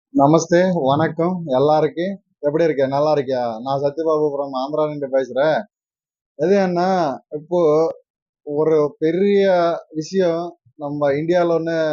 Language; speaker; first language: Tamil; non-native, learner; Telugu